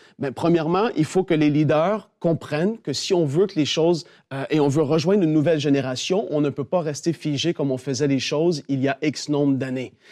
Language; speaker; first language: French; native; French